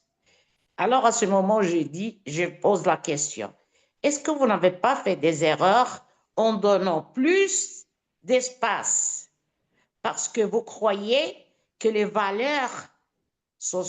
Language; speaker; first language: French; non-native, fluent; Italian